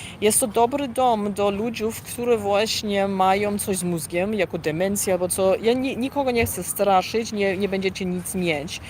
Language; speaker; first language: Polish; early bilingual, heritage; Polish